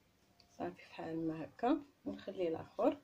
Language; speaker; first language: Arabic; native; Arabic